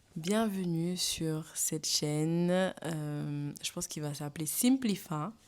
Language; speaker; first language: French; non-native, local second language; Wolof